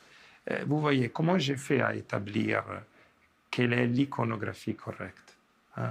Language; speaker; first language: French; non-native, fluent; Italian